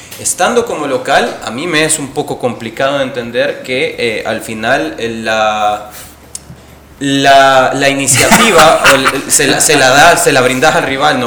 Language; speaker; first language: Spanish; native; Spanish